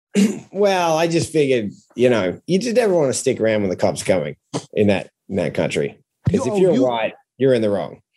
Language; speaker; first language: English; native; English